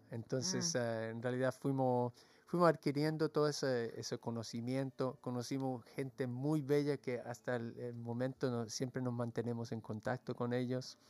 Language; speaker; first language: Spanish; early bilingual, heritage; Spanish